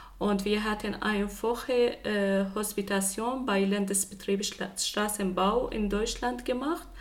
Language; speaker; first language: German; non-native, fluent; Arabic